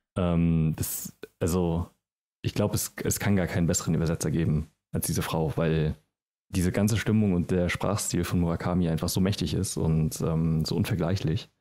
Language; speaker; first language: German; native; German